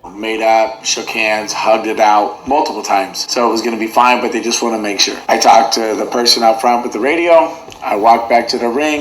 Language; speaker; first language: English; native; English